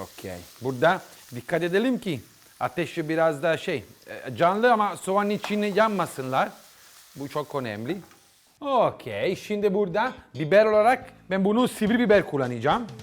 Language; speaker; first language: Turkish; non-native, learner; Italian